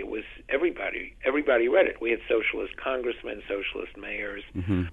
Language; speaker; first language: English; native; English